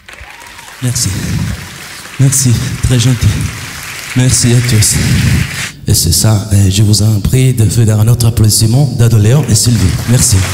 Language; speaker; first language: French; non-native, learner; Italian